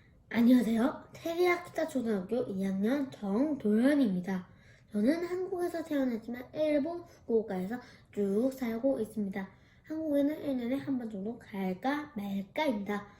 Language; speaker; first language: Korean; early bilingual, heritage; Korean